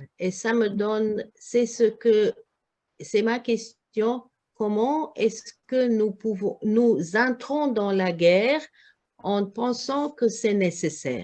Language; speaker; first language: French; non-native, learner; Croatian